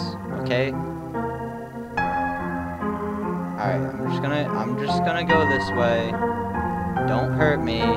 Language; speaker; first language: English; native; English